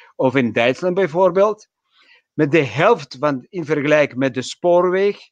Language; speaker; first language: Dutch; non-native, fluent; Georgian